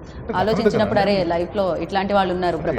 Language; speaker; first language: Telugu; native; Telugu